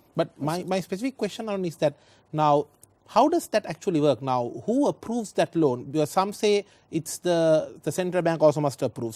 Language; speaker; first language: English; non-native, local second language; Sinhala